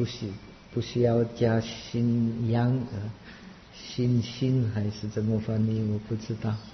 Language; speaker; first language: Chinese; non-native, fluent; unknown